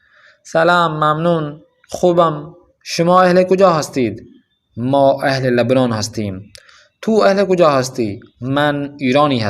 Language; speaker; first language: Persian; non-native, fluent; Urdu